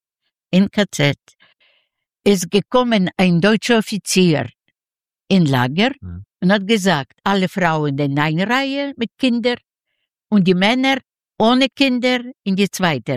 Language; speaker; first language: German; non-native, learner; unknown